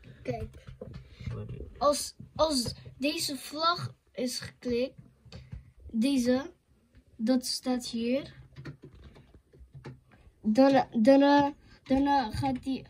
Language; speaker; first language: Dutch; early bilingual, heritage; Dutch